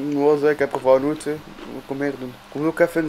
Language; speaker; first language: Dutch; native; Dutch